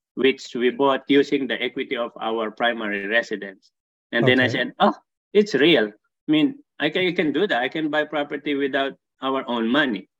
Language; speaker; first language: English; non-native, local second language; Filipino